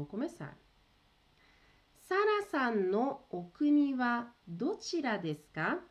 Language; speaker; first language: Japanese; early bilingual, heritage; Portuguese